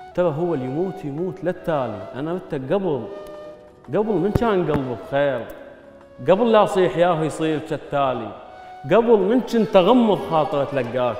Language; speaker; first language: Arabic; native; Arabic